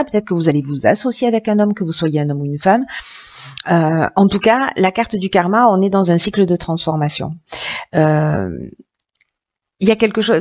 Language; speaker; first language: French; native; French